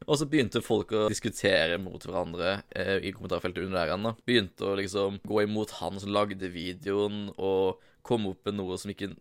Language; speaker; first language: Norwegian; native; Norwegian